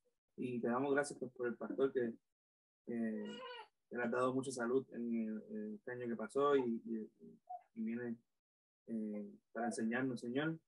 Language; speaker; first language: Spanish; native; Spanish